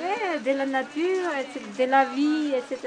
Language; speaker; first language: French; non-native, fluent; Georgian